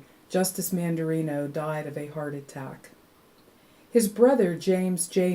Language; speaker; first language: English; native; English